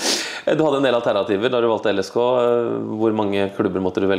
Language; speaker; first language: Norwegian; native; Norwegian